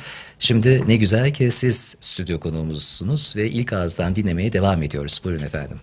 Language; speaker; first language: Turkish; native; Turkish